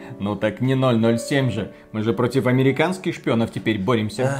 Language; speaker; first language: Russian; native; Russian